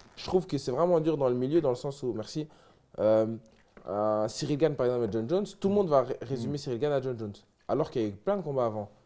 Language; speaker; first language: French; native; French